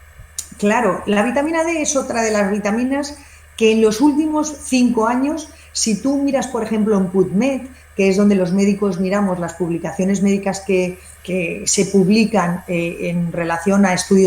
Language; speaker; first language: Spanish; native; Spanish